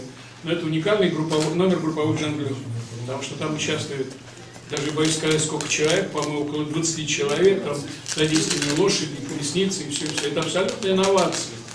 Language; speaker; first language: Russian; native; Russian